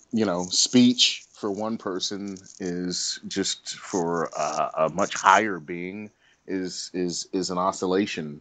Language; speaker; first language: English; native; English